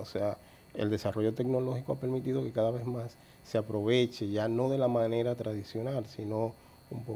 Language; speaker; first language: Spanish; native; Spanish